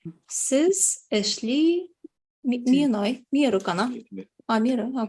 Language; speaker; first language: Japanese; non-native, fluent; Tatar